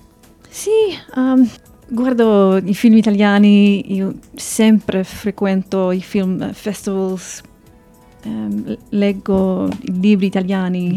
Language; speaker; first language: Italian; non-native, fluent; English